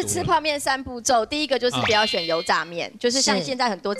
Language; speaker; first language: Chinese; native; Chinese